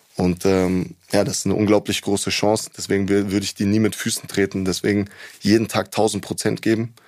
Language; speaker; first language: German; native; German